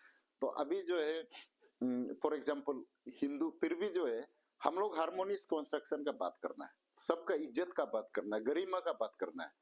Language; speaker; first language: Hindi; non-native, local second language; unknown